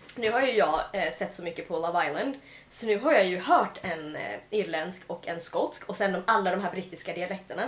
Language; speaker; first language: Swedish; native; Swedish